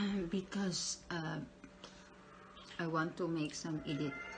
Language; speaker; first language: English; non-native, local second language; Cebuano